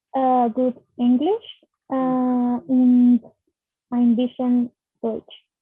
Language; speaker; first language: German; non-native, learner; Spanish